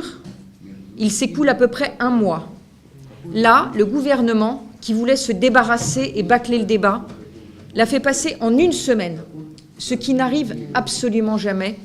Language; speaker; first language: French; native; French